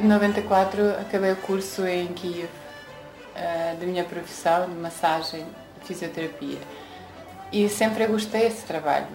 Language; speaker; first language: Portuguese; non-native, fluent; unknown